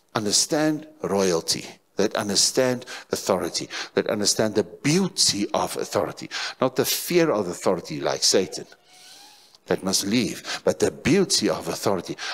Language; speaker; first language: English; non-native, local second language; Afrikaans